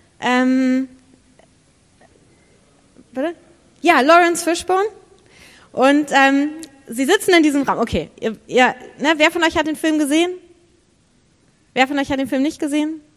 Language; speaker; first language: German; native; German